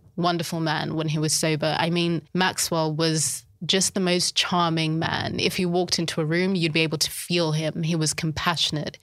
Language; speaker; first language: English; early bilingual, other home language; Shona